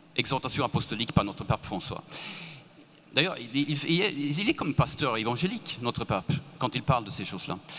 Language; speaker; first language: French; non-native, fluent; Swedish